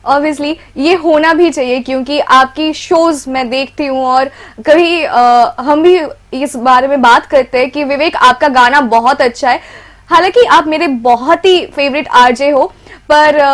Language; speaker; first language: Hindi; non-native, local second language; Bangla